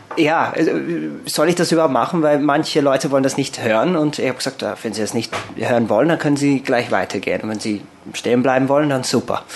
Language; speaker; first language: German; non-native, fluent; English